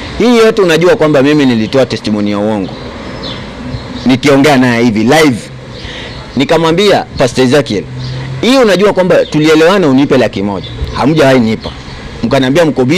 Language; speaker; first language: Swahili; non-native, local second language; Luo (Kenya and Tanzania)